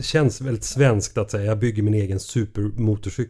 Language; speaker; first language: Swedish; native; Swedish